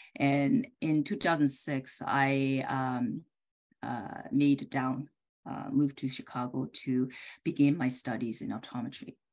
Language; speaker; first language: English; early bilingual, other home language; Korean